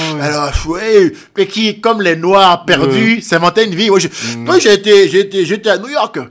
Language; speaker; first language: French; native; French